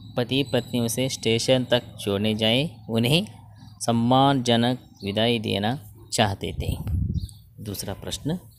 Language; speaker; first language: Hindi; non-native, local second language; Kannada